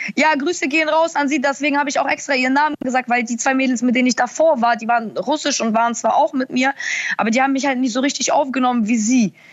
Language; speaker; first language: German; early bilingual, other home language; Russian